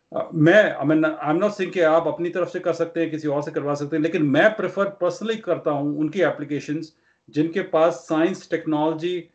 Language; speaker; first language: Hindi; non-native, local second language; Punjabi